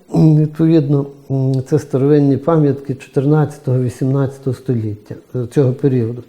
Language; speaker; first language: Ukrainian; native; Ukrainian